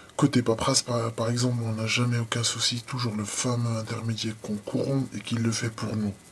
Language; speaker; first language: French; non-native, local second language; Arabic